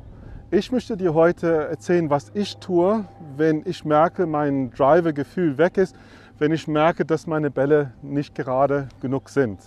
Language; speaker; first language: German; non-native, fluent; English